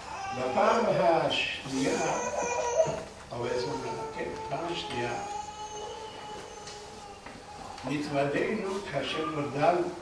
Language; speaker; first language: Hebrew; early bilingual, other home language; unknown